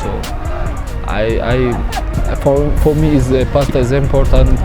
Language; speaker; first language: English; non-native, learner; Arabic